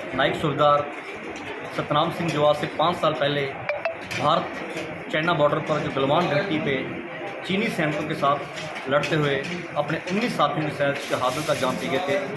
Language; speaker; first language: Hindi; non-native, local second language; Punjabi